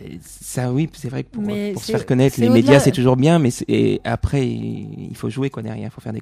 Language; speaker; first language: French; native; French